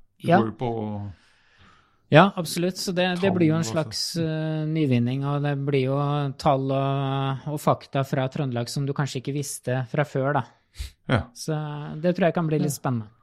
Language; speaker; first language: Norwegian; native; Norwegian